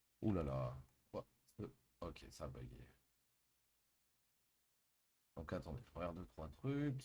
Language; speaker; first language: French; native; French